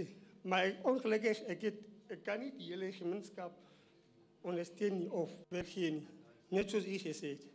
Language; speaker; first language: Dutch; non-native, learner; Afrikaans